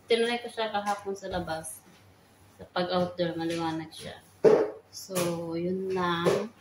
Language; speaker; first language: Filipino; non-native, local second language; Hiligaynon